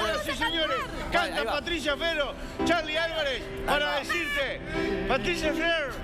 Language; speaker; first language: Spanish; native; Spanish